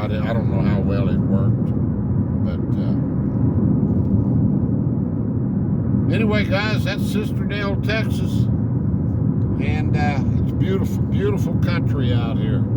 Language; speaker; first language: English; native; English